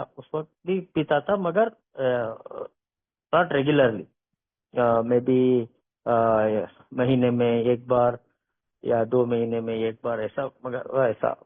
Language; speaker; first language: Hindi; non-native, local second language; Kannada